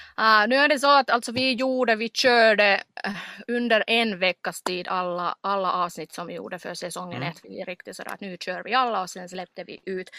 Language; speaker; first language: Swedish; non-native, local second language; Finnish